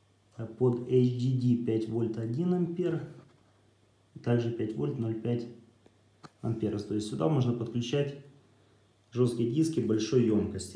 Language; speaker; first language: Russian; native; Russian